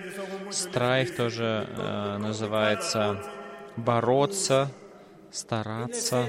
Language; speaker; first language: Russian; non-native, fluent; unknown